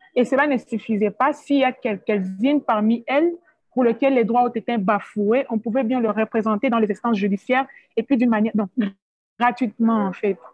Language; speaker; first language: French; non-native, local second language; Swahili